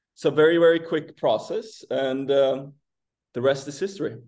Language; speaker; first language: English; non-native, fluent; Swedish